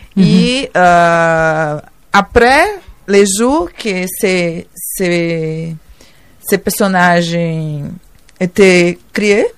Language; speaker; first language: French; non-native, learner; Portuguese